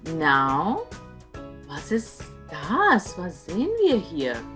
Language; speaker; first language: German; non-native, fluent; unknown